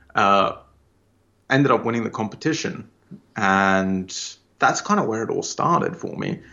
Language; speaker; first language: English; native; English